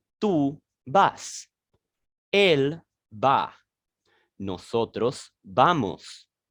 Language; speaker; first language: Spanish; non-native, learner; French